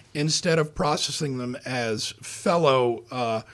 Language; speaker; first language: English; native; English